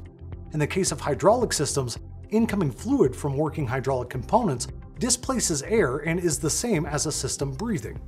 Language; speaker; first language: English; native; English